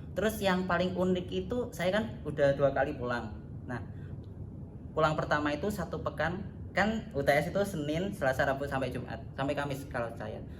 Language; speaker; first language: Indonesian; native; Indonesian